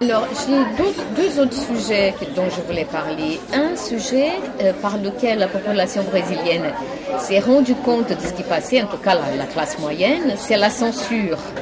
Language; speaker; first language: French; non-native, fluent; Portuguese